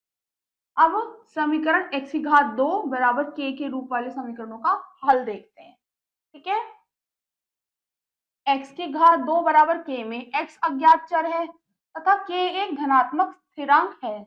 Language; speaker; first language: Hindi; native; Hindi